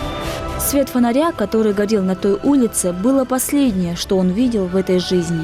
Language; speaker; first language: Russian; native; Russian